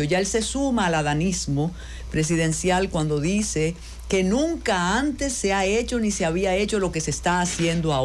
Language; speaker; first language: Spanish; native; Spanish